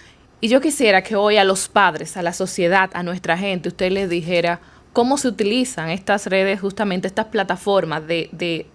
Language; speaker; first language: Spanish; native; Spanish